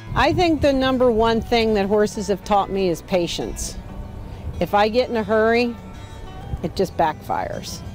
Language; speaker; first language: English; native; English